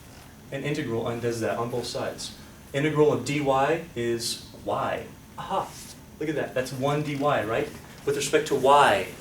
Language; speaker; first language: English; native; English